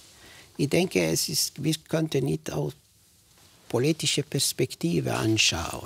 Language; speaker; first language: German; non-native, fluent; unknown